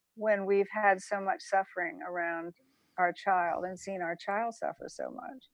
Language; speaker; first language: English; native; English